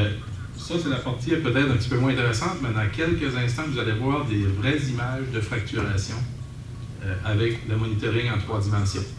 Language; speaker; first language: French; native; French